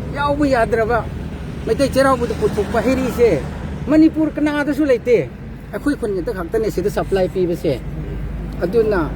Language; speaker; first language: Manipuri; non-native, local second language; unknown